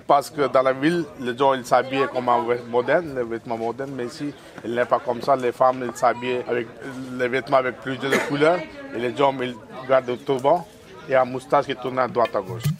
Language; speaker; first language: French; non-native, fluent; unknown